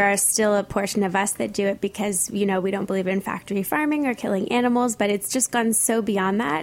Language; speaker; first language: English; native; English